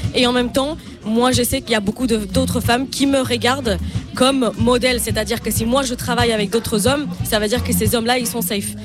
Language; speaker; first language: French; non-native, fluent; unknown